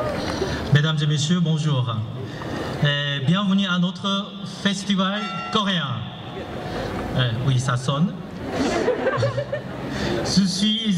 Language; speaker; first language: French; non-native, fluent; Korean